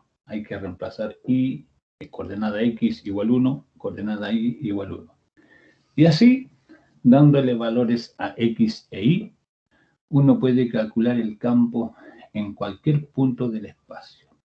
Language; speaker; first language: Spanish; native; Spanish